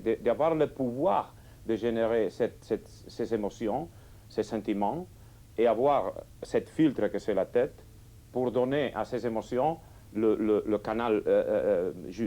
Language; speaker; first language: French; non-native, fluent; Catalan